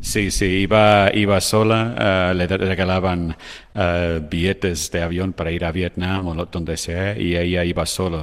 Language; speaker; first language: Spanish; non-native, fluent; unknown